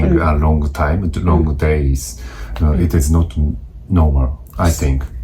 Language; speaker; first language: English; non-native, learner; Japanese